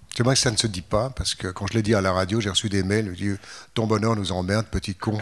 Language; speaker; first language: French; native; French